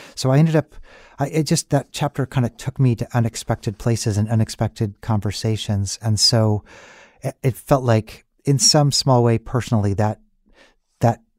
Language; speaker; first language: English; native; English